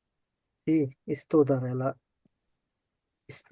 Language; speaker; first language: Portuguese; non-native, learner; Bangla